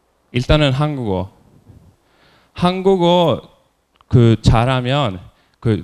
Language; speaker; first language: Korean; non-native, fluent; Norwegian